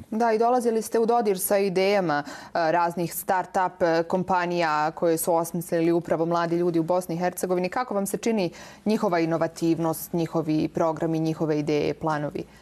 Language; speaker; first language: Bosnian; native; Bosnian